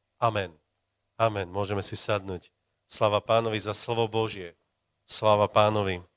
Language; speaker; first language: Slovak; native; Slovak